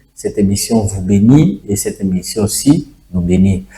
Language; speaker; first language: French; non-native, local second language; Swahili